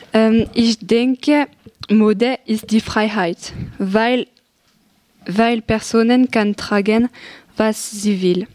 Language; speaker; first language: German; non-native, learner; French